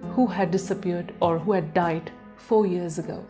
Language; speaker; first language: English; non-native, local second language; Malayalam